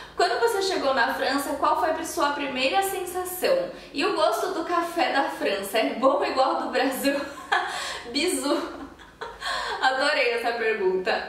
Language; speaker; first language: Portuguese; native; Portuguese